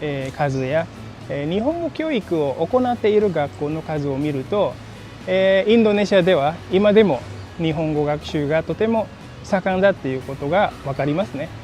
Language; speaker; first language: Japanese; non-native, fluent; Indonesian